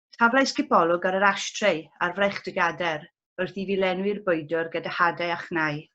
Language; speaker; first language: Welsh; non-native, local second language; English